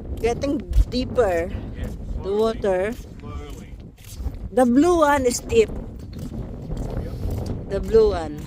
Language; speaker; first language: English; non-native, learner; Filipino